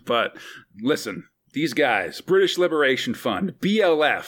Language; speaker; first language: English; native; English